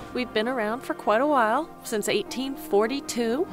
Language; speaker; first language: English; native; English